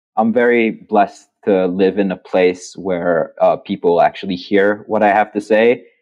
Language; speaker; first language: English; non-native, fluent; Hebrew